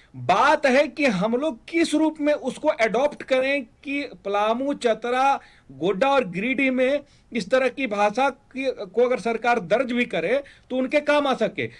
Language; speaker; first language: Hindi; native; Hindi